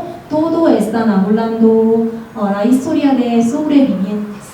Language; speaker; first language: Spanish; non-native, learner; Korean